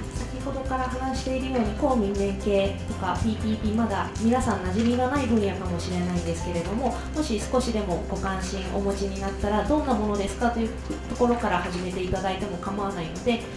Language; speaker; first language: Japanese; native; Japanese